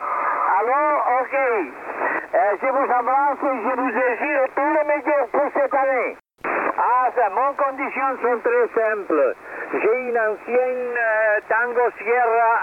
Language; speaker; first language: French; non-native, learner; Spanish